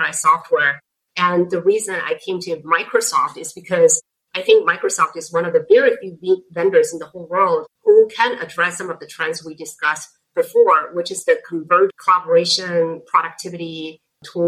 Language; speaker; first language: English; non-native, fluent; Chinese